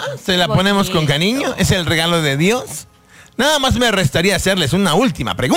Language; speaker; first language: Spanish; native; Spanish